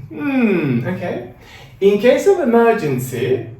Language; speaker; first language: English; non-native, fluent; Turkish